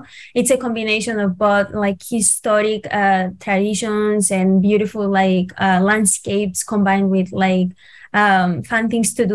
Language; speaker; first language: English; non-native, fluent; Greek